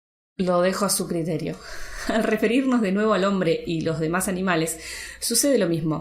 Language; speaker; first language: Spanish; native; Spanish